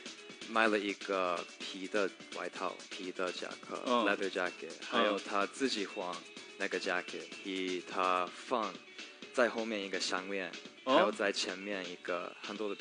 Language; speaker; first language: Chinese; non-native, learner; English